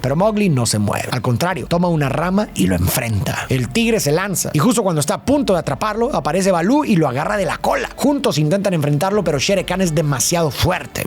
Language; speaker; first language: Spanish; native; Spanish